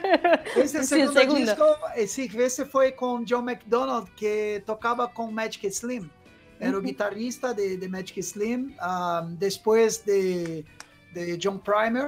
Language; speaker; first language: Spanish; non-native, fluent; Portuguese